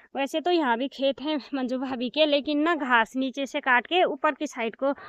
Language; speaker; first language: Hindi; native; Hindi